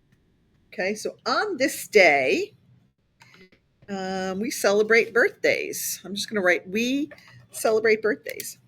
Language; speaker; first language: English; native; English